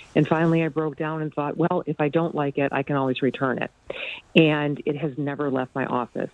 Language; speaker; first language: English; native; English